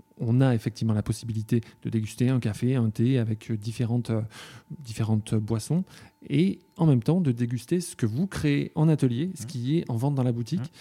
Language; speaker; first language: French; native; French